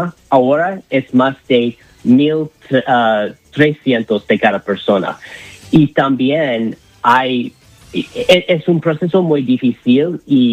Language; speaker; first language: Spanish; non-native, learner; English